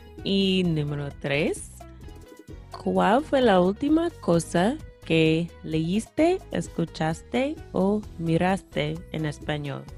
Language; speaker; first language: Spanish; non-native, fluent; English